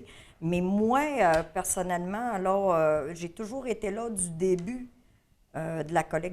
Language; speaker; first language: French; native; French